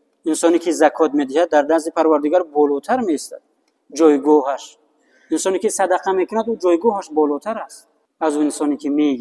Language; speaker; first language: Persian; native; Persian